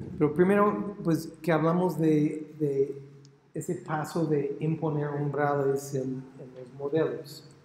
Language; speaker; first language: Spanish; non-native, fluent; English